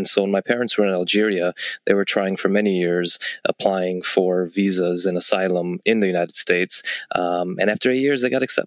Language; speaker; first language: English; native; English